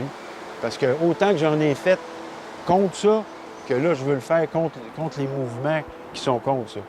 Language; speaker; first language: French; native; French